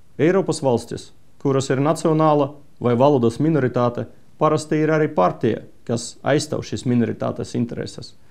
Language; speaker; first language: Latvian; non-native, local second language; Russian